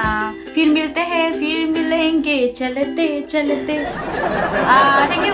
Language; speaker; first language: Hindi; non-native, local second language; Bodo